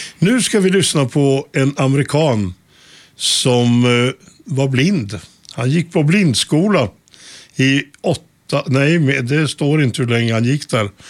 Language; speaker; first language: Swedish; native; Swedish